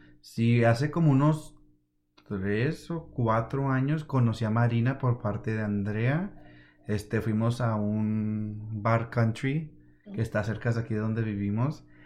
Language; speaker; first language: Spanish; early bilingual, heritage; Spanish